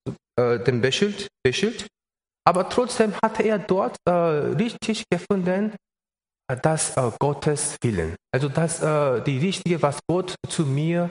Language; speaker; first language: German; non-native, learner; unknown